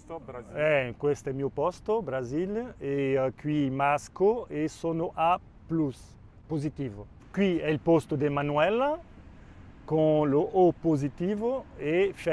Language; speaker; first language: Italian; non-native, local second language; Spanish